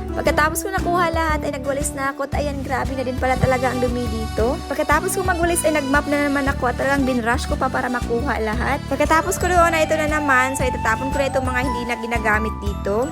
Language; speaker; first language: Filipino; non-native, local second language; Cebuano